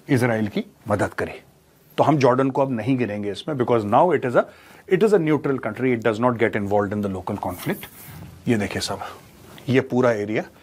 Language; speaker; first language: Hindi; native; Hindi